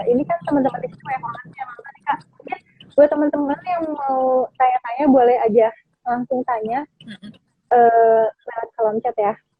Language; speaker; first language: Indonesian; native; Indonesian